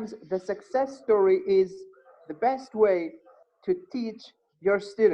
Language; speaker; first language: English; non-native, fluent; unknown